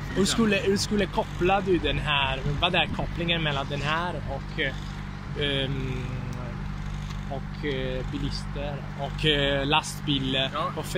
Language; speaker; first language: Swedish; non-native, fluent; Italian